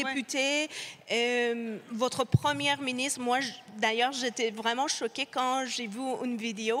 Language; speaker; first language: French; non-native, fluent; Persian